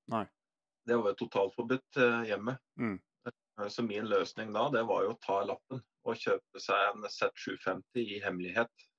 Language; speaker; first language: Norwegian; native; Norwegian